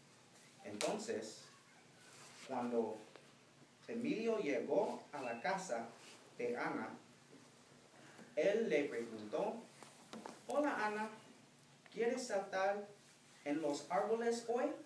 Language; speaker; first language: Spanish; non-native, fluent; English